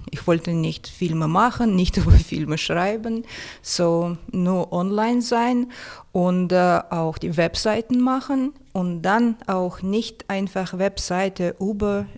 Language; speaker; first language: German; non-native, fluent; Russian